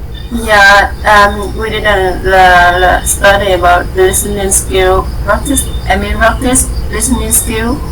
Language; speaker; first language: English; non-native, learner; Vietnamese